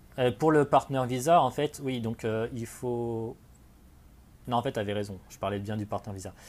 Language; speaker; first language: French; native; French